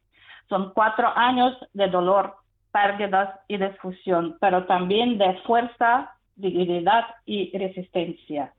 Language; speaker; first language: Spanish; non-native, fluent; Ukrainian